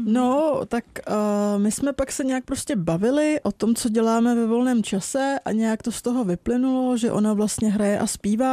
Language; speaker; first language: Czech; native; Czech